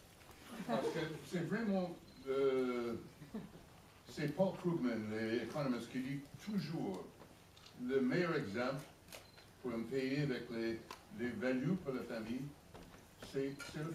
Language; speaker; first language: French; non-native, learner; English